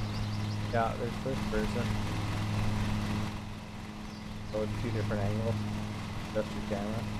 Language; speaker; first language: English; native; English